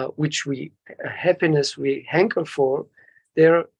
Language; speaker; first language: English; non-native, fluent; Bulgarian